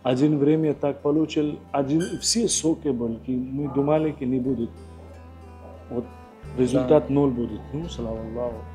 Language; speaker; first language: Russian; non-native, learner; Hindi